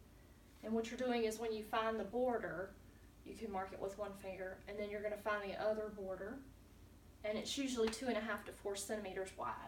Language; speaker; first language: English; native; English